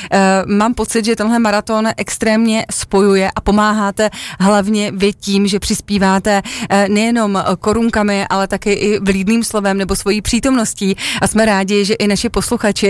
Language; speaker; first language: Czech; native; Czech